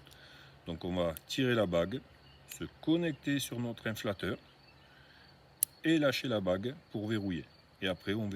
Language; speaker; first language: French; native; French